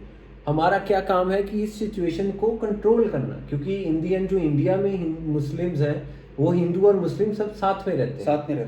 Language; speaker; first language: Hindi; native; Hindi